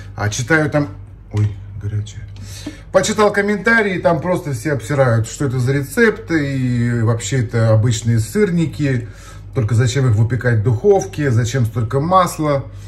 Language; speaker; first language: Russian; native; Russian